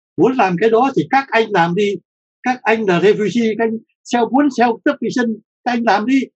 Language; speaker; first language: Vietnamese; native; Vietnamese